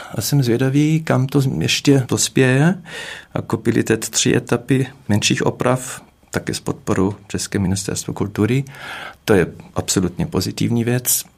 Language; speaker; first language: Czech; non-native, fluent; German